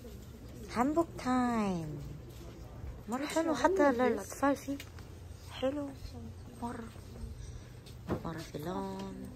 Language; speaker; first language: Arabic; non-native, fluent; Korean